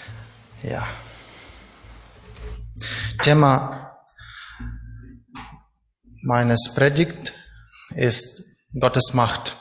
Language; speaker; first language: German; non-native, learner; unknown